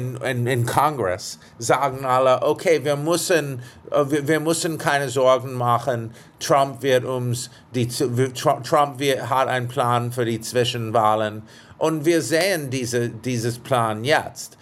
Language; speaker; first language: German; non-native, fluent; English